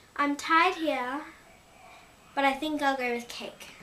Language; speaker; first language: English; native; English